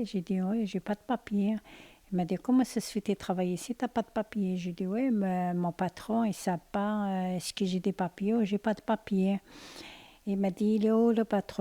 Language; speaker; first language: French; non-native, learner; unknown